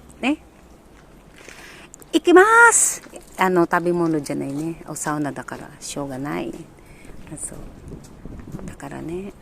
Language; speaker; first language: Japanese; non-native, learner; Filipino